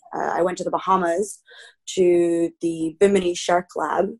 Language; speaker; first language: English; early bilingual, other home language; Spanish